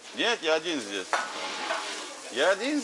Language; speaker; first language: Russian; non-native, learner; English